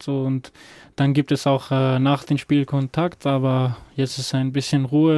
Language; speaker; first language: German; non-native, fluent; Croatian